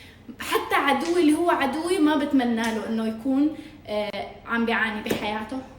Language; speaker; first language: Arabic; native; Arabic